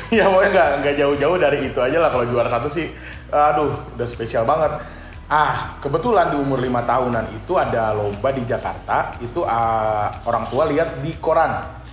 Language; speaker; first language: Indonesian; non-native, local second language; Banjar